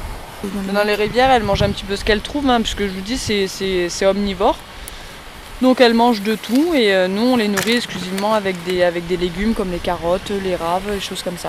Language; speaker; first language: French; native; French